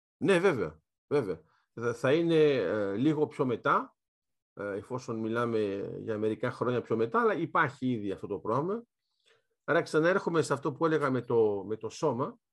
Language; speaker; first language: Greek; early bilingual, heritage; Greek